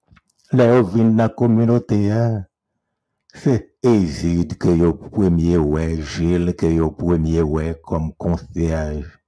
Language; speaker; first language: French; non-native, local second language; Haitian Creole